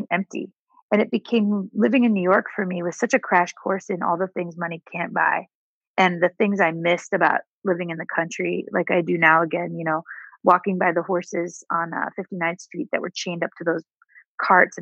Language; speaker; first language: English; native; English